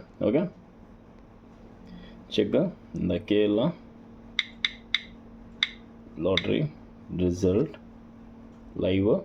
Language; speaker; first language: Tamil; non-native, learner; Kannada